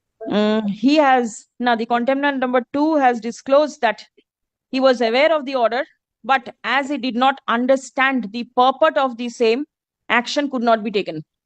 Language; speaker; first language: English; non-native, local second language; Bangla